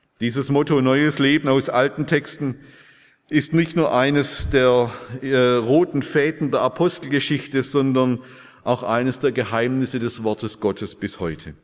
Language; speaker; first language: German; native; German